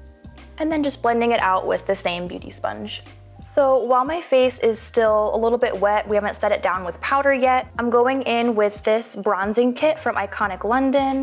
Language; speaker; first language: English; native; English